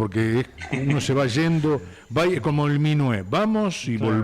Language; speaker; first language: Spanish; native; Spanish